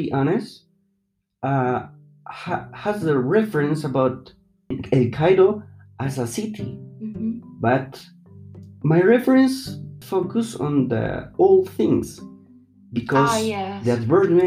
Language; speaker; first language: English; non-native, learner; Spanish